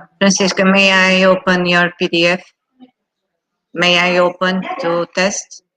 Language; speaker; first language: English; non-native, fluent; Portuguese